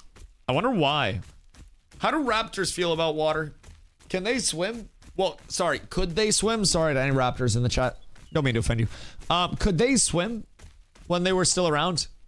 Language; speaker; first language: English; native; English